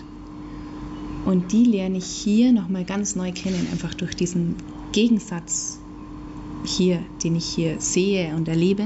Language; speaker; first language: German; native; German